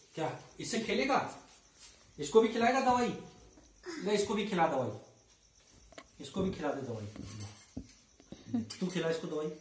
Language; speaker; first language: Hindi; native; Hindi